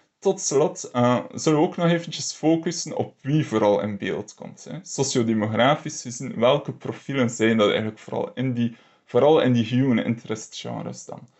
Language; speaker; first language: Dutch; native; Dutch